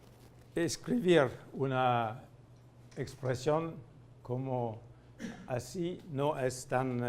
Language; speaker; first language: Spanish; non-native, fluent; French